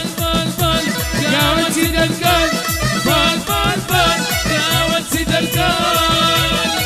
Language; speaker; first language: Arabic; native; Arabic